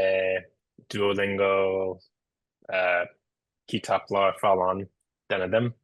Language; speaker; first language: Turkish; non-native, learner; English